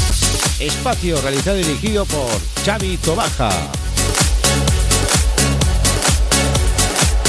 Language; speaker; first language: Spanish; native; Spanish